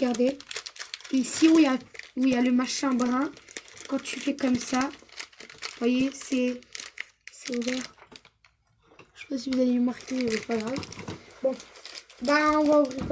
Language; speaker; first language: French; native; French